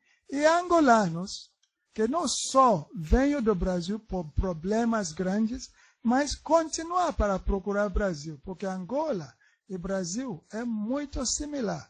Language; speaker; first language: Portuguese; non-native, learner; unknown